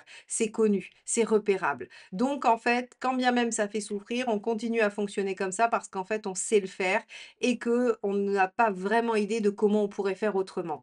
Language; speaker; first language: French; native; French